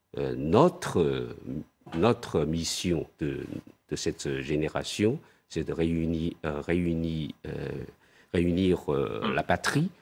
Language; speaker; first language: French; non-native, fluent; Chinese